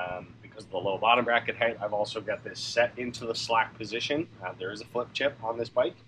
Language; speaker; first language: English; native; English